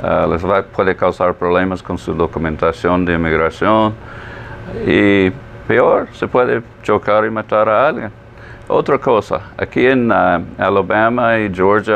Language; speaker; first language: Spanish; non-native, fluent; English